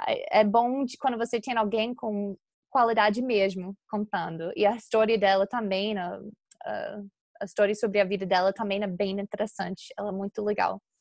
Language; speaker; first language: Portuguese; non-native, fluent; English